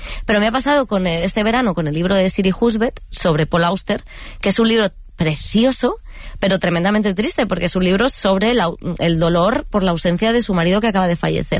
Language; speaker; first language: Spanish; native; Spanish